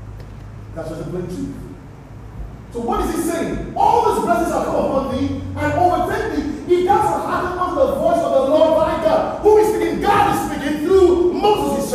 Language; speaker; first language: English; non-native, local second language; Yoruba